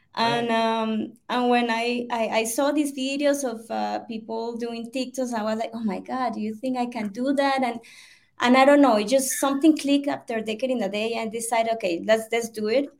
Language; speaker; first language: English; non-native, fluent; Spanish